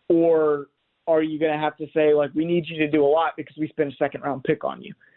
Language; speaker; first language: English; native; English